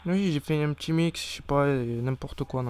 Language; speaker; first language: French; native; French